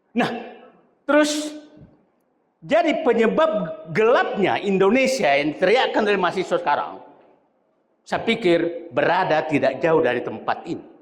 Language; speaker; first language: Indonesian; non-native, local second language; Buginese